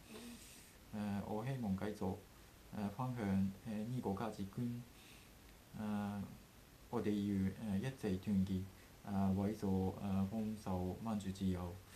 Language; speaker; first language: Cantonese; non-native, learner; Japanese